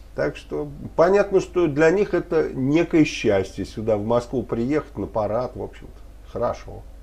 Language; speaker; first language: Russian; native; Russian